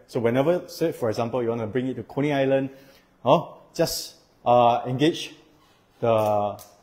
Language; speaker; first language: English; non-native, local second language; Chinese